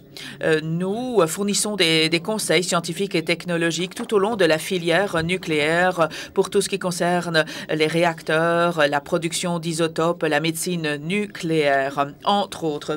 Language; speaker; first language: French; native; French